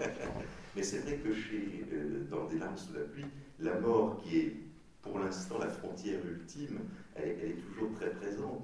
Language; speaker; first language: French; native; French